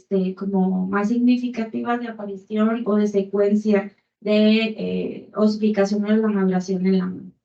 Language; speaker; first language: Spanish; native; Spanish